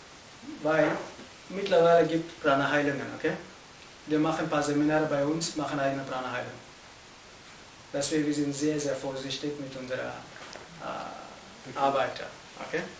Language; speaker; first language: German; non-native, fluent; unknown